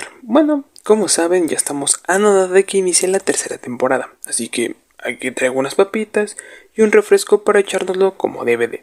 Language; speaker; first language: Spanish; native; Spanish